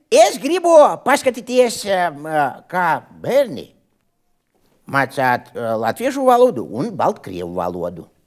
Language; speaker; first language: Latvian; non-native, learner; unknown